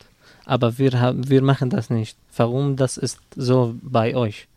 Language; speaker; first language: German; non-native, learner; Arabic